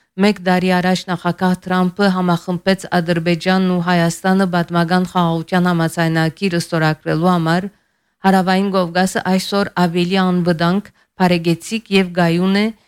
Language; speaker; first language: Armenian; early bilingual, heritage; Armenian